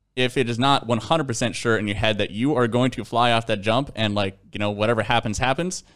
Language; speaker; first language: English; native; English